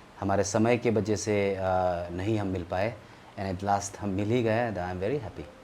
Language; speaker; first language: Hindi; non-native, local second language; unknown